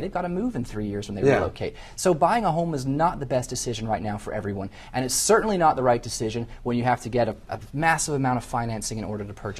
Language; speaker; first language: English; native; English